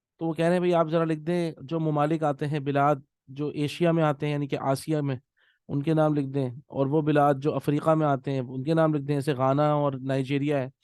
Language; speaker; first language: Urdu; native; Urdu